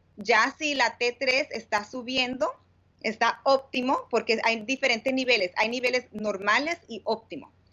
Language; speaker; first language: Spanish; early bilingual, heritage; Spanish